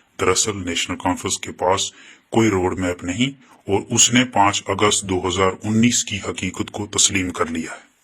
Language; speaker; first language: Urdu; non-native, local second language; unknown